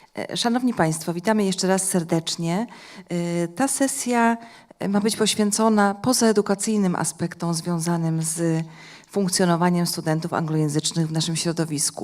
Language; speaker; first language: Polish; native; Polish